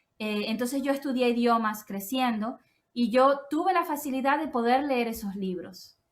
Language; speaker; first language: Spanish; native; Spanish